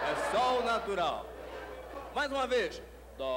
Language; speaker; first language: Portuguese; native; Portuguese